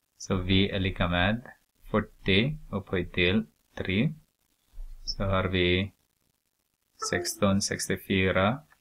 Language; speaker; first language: Swedish; non-native, fluent; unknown